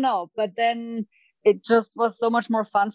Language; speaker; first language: English; non-native, fluent; German